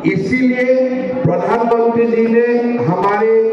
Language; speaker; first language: Hindi; non-native, local second language; Assamese